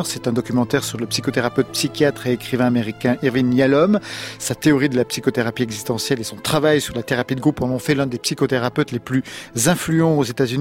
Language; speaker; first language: French; native; French